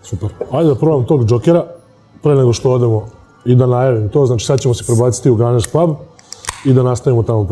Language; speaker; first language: Serbian; native; Serbian